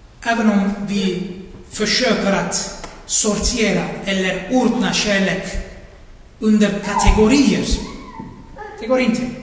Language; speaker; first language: Swedish; non-native, fluent; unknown